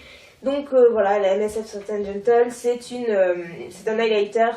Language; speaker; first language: French; native; French